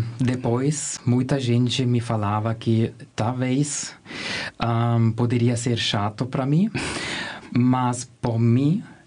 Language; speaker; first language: Portuguese; non-native, learner; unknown